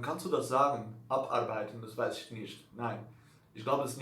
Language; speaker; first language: German; non-native, learner; Dutch